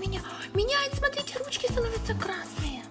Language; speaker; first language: Russian; native; Russian